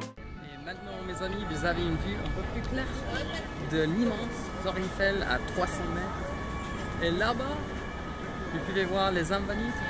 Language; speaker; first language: French; non-native, fluent; English